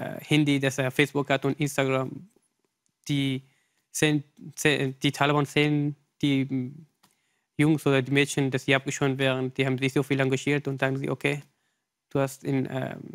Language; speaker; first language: German; non-native, learner; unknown